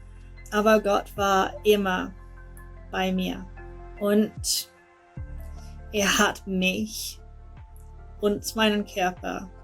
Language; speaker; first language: German; non-native, learner; English